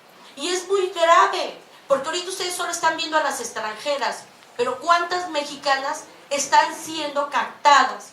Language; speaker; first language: Spanish; native; Spanish